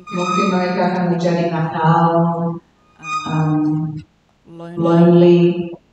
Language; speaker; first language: Indonesian; non-native, learner; English